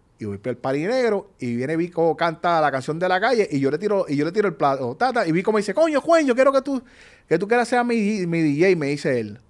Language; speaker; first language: Spanish; native; Spanish